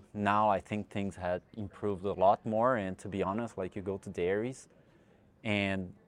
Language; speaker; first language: English; non-native, fluent; Portuguese